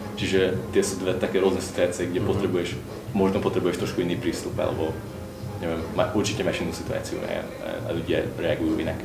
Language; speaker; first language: Slovak; non-native, local second language; Hungarian